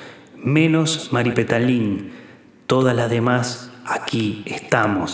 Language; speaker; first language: Spanish; native; Spanish